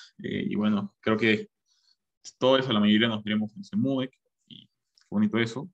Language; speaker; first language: Spanish; native; Spanish